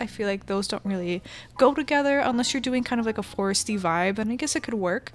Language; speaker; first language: English; native; English